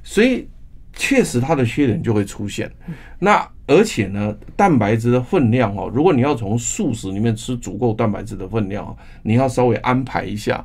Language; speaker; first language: Chinese; native; Chinese